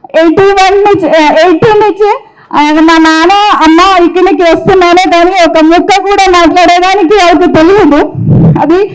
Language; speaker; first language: Telugu; non-native, local second language; Malayalam